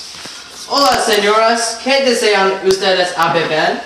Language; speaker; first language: Spanish; non-native, learner; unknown